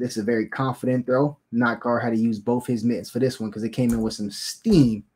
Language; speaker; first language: English; native; English